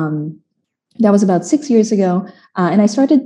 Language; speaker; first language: English; non-native, local second language; Filipino